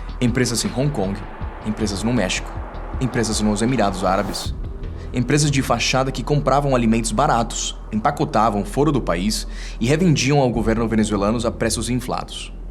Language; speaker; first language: Portuguese; non-native, fluent; Spanish